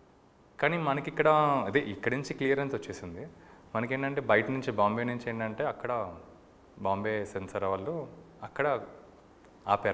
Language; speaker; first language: Telugu; native; Telugu